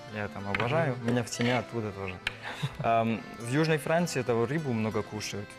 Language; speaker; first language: Russian; non-native, fluent; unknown